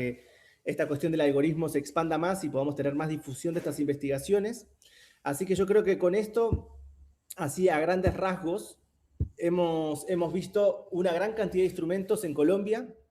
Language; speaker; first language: Spanish; native; Spanish